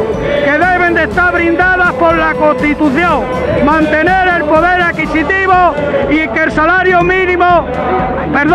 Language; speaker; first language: Spanish; native; Spanish